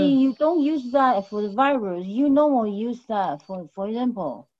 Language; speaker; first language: English; non-native, fluent; French